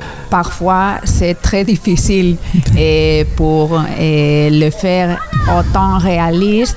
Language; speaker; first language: French; non-native, learner; Spanish